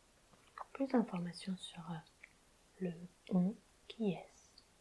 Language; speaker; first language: French; native; French